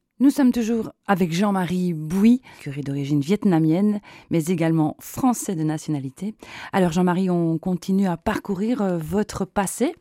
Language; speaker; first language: French; native; French